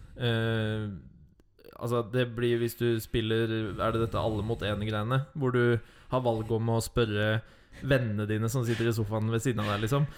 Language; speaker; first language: Norwegian; native; Norwegian